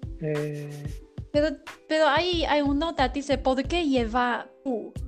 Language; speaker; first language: Spanish; non-native, learner; Chinese